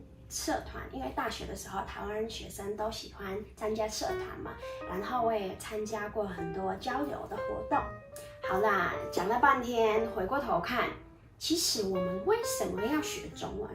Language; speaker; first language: Chinese; non-native, fluent; Mongolian